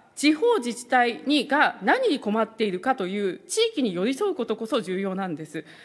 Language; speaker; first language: Japanese; native; Japanese